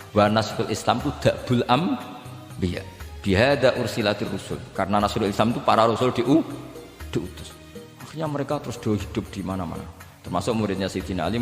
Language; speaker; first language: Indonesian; non-native, local second language; Javanese